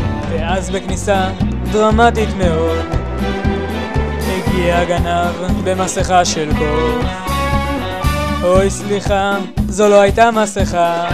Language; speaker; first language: Hebrew; native; Hebrew